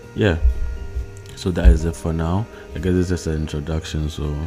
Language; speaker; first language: English; non-native, local second language; Akan